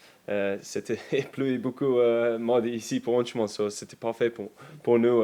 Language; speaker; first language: French; non-native, learner; English